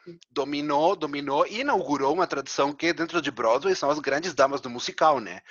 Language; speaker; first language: Portuguese; non-native, fluent; Spanish